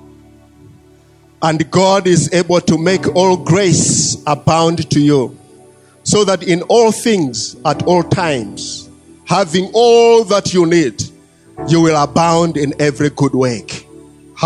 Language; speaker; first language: English; non-native, local second language; Nyanja